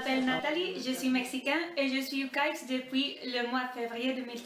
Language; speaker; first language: French; non-native, fluent; Spanish